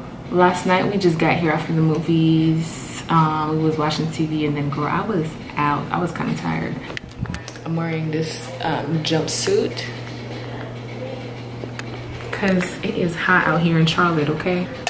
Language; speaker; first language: English; native; English